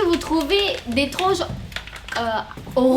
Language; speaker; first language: French; early bilingual, other home language; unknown